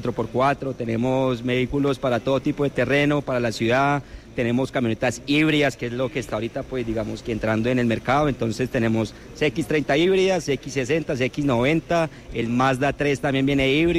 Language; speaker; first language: Spanish; native; Spanish